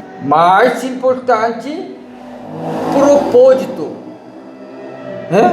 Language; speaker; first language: Portuguese; non-native, learner; Korean